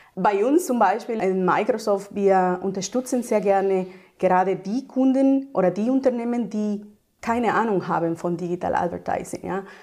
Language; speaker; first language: German; non-native, fluent; Spanish